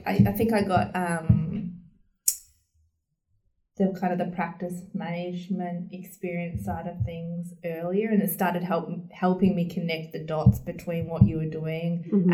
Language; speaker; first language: English; native; English